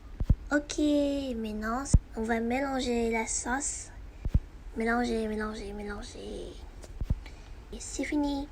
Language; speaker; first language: French; non-native, learner; Vietnamese